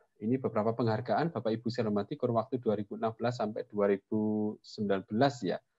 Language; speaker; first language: Indonesian; non-native, local second language; Javanese